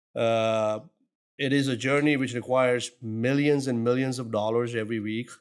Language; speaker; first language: English; non-native, local second language; Gujarati